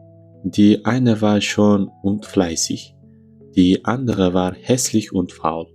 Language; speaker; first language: German; non-native, learner; Uzbek